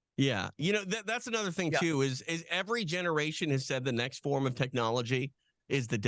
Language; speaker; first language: English; native; English